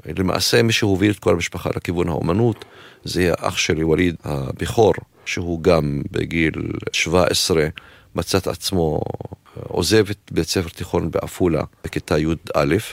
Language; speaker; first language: Hebrew; non-native, local second language; Arabic